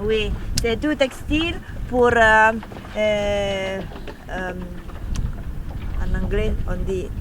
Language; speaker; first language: French; non-native, learner; Italian